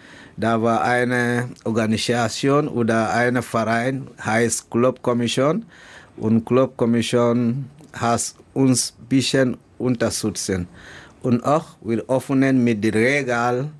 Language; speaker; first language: German; non-native, learner; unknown